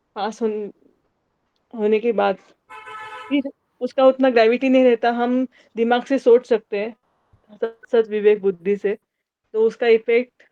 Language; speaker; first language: Hindi; non-native, local second language; Marathi